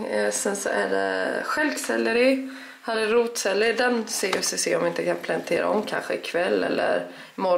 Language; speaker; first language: Swedish; native; Swedish